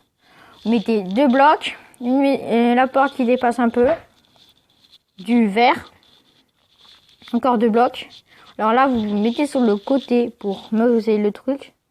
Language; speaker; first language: French; native; French